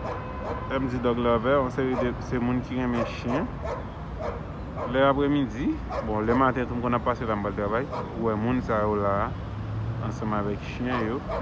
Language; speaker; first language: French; non-native, local second language; Haitian Creole